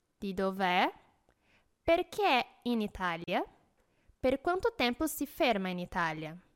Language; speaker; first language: Italian; non-native, fluent; Portuguese